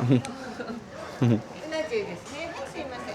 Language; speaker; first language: Japanese; native; Japanese